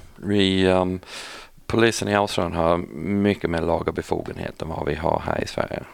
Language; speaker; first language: Swedish; non-native, fluent; English